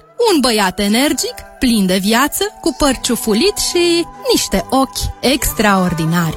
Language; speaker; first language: Romanian; native; Romanian